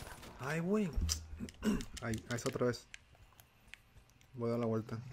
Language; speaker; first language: Spanish; native; Spanish